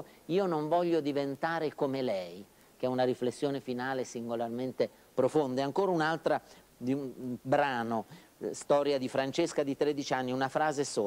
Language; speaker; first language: Italian; native; Italian